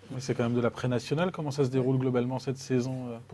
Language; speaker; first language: French; native; French